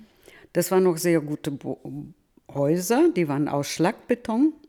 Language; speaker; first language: German; early bilingual, heritage; German